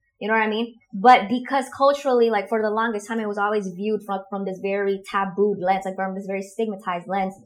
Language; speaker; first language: English; non-native, fluent; Indonesian